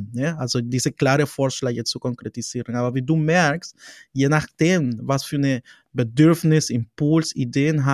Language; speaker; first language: German; non-native, fluent; Spanish